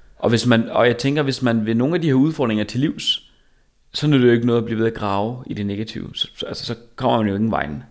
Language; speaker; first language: Danish; native; Danish